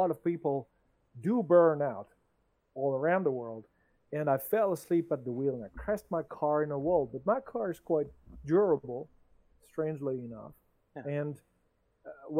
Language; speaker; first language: English; non-native, fluent; French